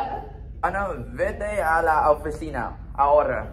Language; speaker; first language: Spanish; non-native, learner; English